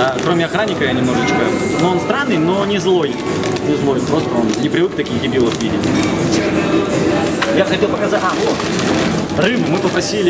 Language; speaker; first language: Russian; native; Russian